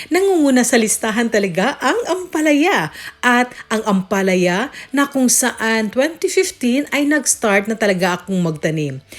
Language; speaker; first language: Filipino; native; Filipino